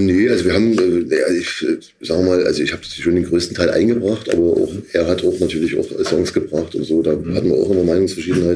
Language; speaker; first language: German; native; German